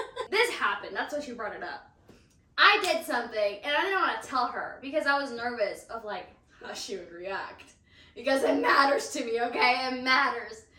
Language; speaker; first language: English; non-native, fluent; Spanish